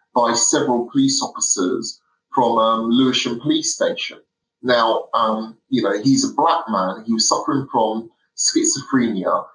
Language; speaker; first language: English; native; English